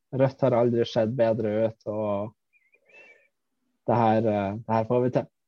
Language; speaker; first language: Norwegian; native; Norwegian